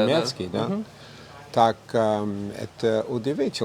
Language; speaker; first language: Russian; non-native, fluent; English